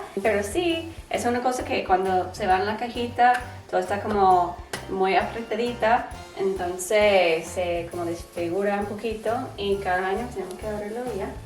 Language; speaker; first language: Spanish; non-native, learner; English